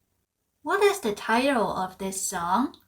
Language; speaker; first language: English; non-native, fluent; Korean